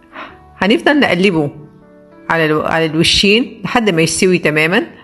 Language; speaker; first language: Arabic; native; Arabic